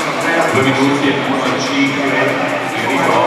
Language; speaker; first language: Italian; native; Italian